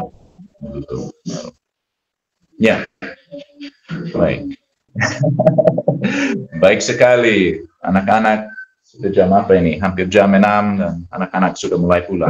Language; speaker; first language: Indonesian; non-native, fluent; English